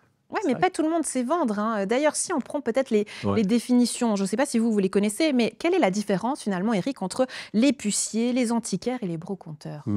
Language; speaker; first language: French; native; French